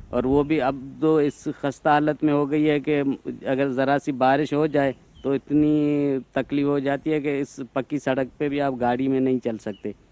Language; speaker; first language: Urdu; non-native, local second language; Sindhi